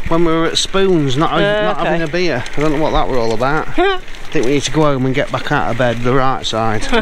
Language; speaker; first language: English; native; English